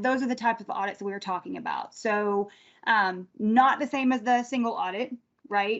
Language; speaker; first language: English; native; English